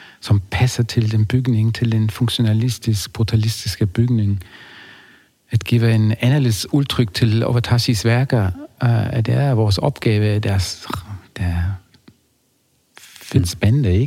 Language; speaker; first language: Danish; non-native, fluent; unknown